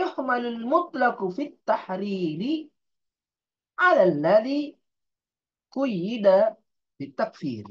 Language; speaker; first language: Arabic; non-native, fluent; Indonesian